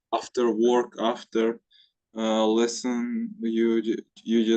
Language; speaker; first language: English; non-native, learner; Russian